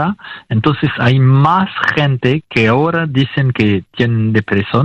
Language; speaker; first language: Spanish; non-native, fluent; French